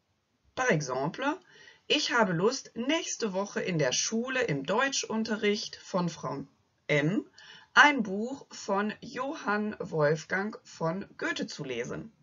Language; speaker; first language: German; non-native, fluent; French